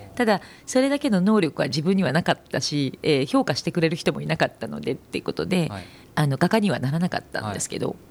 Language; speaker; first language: Japanese; native; Japanese